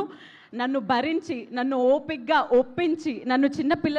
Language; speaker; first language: Telugu; native; Telugu